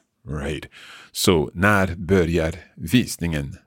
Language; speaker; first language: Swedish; non-native, learner; English